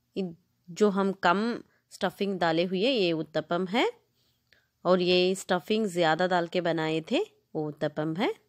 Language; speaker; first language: Hindi; non-native, local second language; Telugu